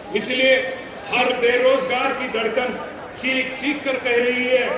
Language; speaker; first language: Hindi; non-native, local second language; Telugu